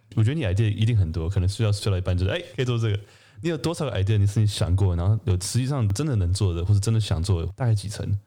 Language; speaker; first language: Chinese; native; Chinese